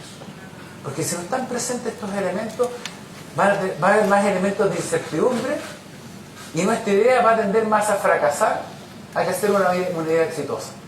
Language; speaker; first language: Spanish; native; Spanish